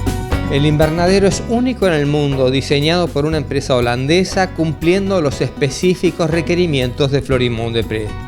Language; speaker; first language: Spanish; native; Spanish